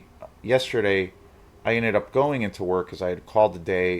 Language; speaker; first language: English; native; English